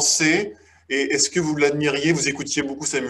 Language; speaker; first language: French; native; French